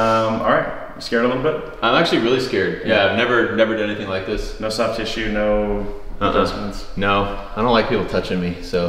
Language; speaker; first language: English; native; English